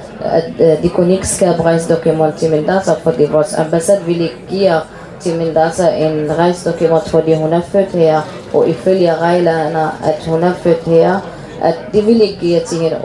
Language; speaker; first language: Danish; non-native, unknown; Arabic